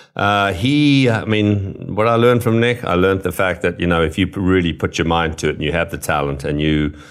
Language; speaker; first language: English; native; English